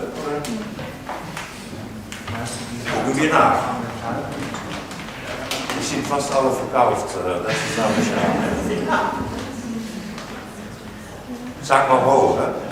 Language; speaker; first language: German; non-native, learner; Dutch